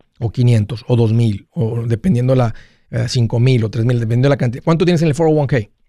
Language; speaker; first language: Spanish; native; Spanish